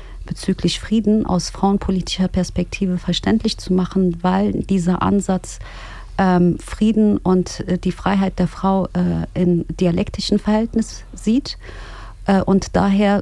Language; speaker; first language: German; early bilingual, other home language; Kurdish